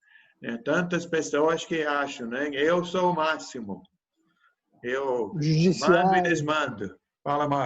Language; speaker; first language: Portuguese; native; Portuguese